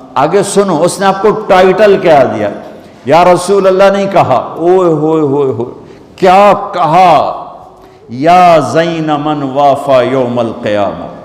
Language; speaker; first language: Urdu; non-native, local second language; Punjabi